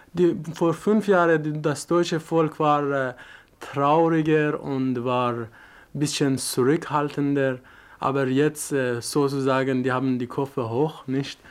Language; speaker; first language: German; non-native, fluent; Persian